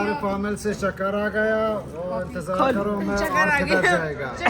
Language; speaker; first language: Hindi; non-native, local second language; Pashto